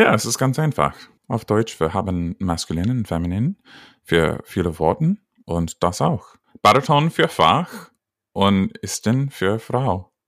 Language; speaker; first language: German; non-native, learner; English